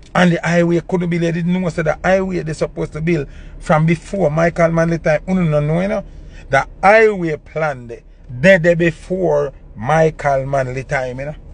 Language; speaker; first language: English; non-native, local second language; Jamaican Creole English